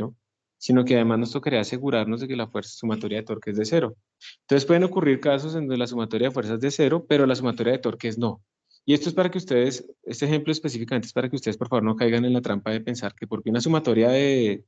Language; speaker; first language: Spanish; native; Spanish